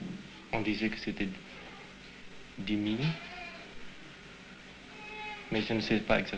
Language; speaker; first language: French; non-native, fluent; Indonesian